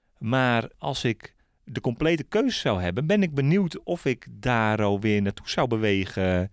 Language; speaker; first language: Dutch; native; Dutch